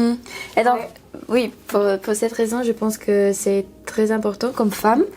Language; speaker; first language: French; non-native, learner; English